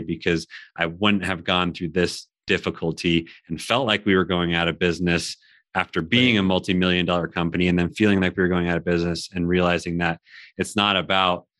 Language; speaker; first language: English; native; English